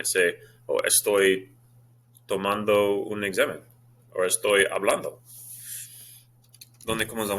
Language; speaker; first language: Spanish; non-native, fluent; English